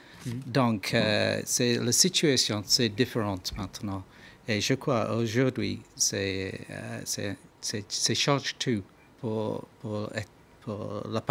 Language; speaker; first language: French; non-native, learner; English